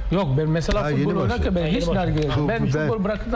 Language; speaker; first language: Turkish; non-native, learner; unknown